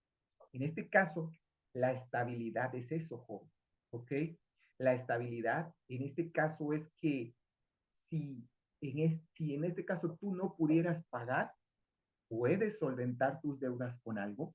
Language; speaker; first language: Spanish; native; Spanish